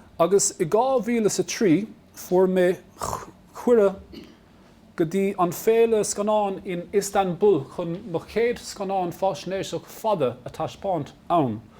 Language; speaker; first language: Irish; non-native, local second language; English